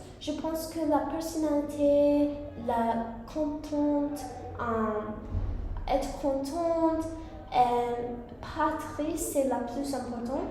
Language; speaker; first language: French; non-native, learner; English